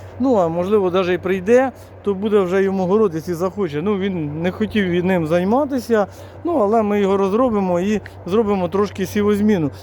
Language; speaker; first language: Ukrainian; native; Ukrainian